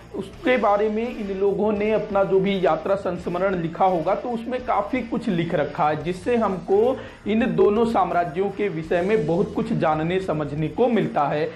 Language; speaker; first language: Hindi; non-native, local second language; Marathi